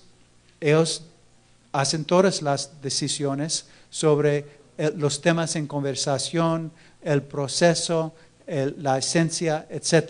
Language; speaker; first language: Spanish; non-native, fluent; English